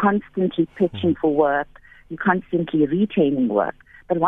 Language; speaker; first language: English; native; English